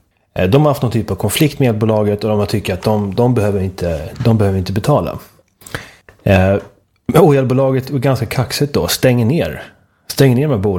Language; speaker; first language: Swedish; native; Swedish